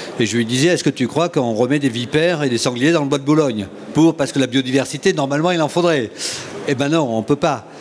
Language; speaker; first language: French; native; French